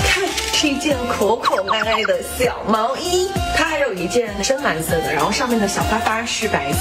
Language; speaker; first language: Chinese; native; Chinese